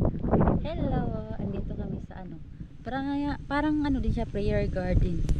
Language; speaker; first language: Filipino; non-native, local second language; Cebuano